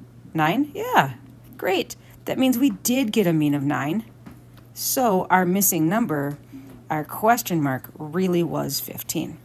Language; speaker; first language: English; native; English